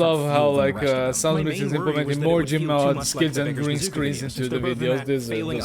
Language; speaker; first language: English; non-native, fluent; Portuguese